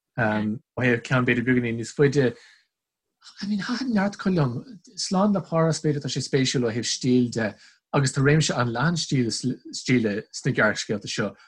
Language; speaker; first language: Irish; non-native, local second language; English